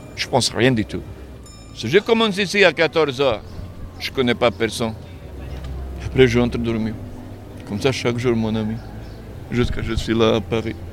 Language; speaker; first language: French; non-native, learner; Serbian